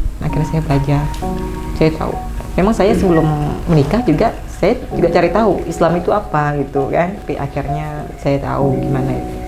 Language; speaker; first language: Indonesian; native; Indonesian